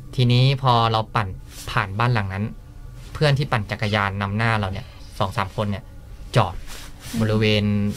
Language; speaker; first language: Thai; native; Thai